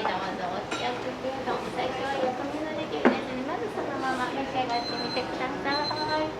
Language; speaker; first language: Japanese; native; Japanese